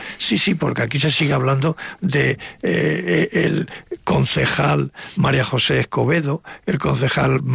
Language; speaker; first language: Spanish; native; Spanish